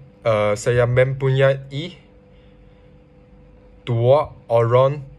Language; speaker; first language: Indonesian; non-native, learner; Chinese